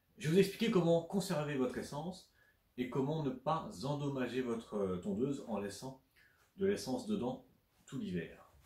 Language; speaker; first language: French; native; French